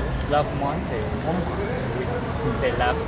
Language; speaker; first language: French; non-native, learner; Spanish